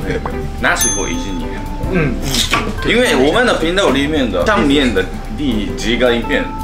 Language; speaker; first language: Chinese; non-native, learner; Japanese